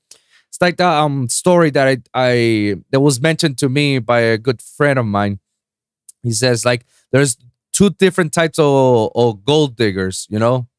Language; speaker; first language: English; non-native, local second language; Spanish